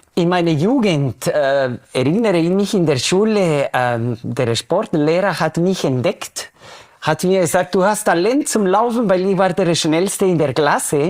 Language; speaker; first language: German; non-native, fluent; Spanish